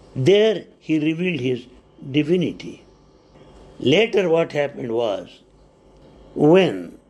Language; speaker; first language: English; non-native, local second language; Telugu